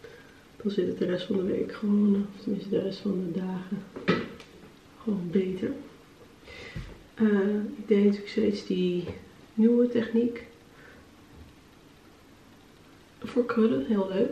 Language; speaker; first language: Dutch; native; Dutch